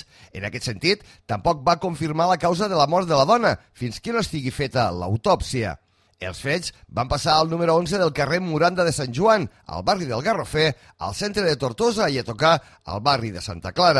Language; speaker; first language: Catalan; native; Catalan